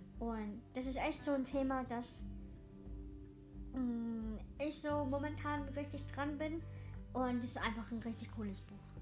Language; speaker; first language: German; non-native, local second language; English